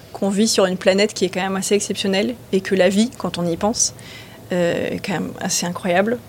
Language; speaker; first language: French; native; French